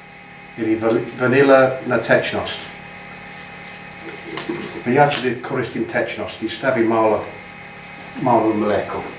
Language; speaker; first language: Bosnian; non-native, learner; English